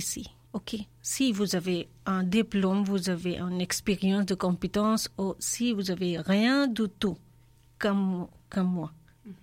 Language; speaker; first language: French; non-native, learner; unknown